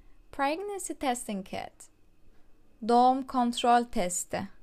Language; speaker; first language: English; non-native, fluent; Turkish